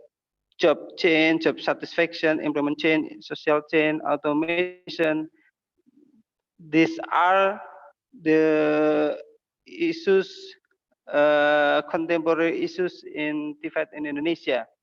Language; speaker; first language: English; non-native, learner; Indonesian